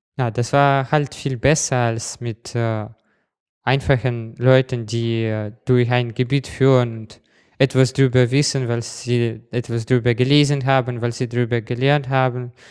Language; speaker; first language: German; non-native, fluent; Russian